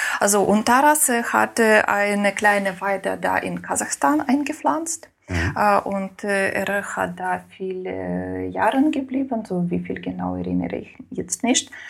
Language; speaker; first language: German; non-native, learner; Ukrainian